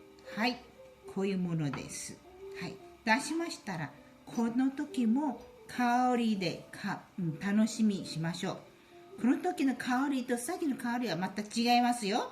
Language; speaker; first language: Japanese; non-native, fluent; Chinese